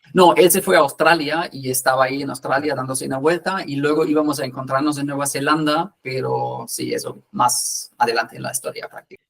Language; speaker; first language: Spanish; non-native, fluent; German